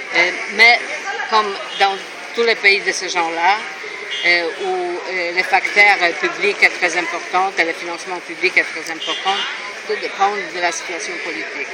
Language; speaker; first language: French; non-native, fluent; Polish